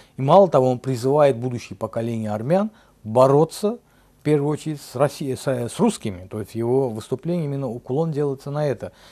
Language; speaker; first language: Russian; non-native, local second language; Azerbaijani